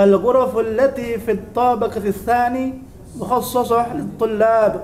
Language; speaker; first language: Arabic; non-native, learner; Indonesian